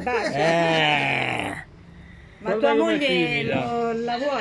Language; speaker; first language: Italian; native; Italian